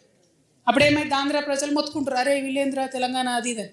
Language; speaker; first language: Telugu; native; Telugu